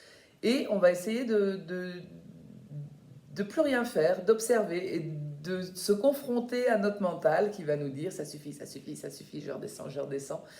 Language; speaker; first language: French; native; French